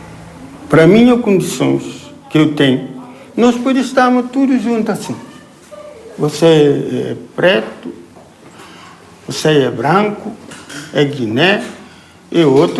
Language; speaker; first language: Portuguese; non-native, local second language; Kabuverdianu